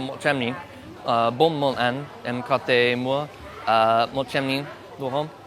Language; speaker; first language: Vietnamese; non-native, learner; English